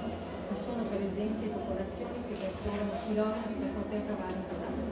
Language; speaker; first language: Italian; native; Italian